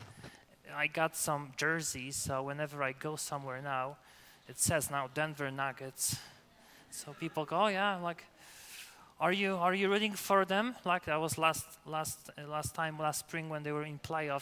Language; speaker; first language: English; non-native, fluent; Polish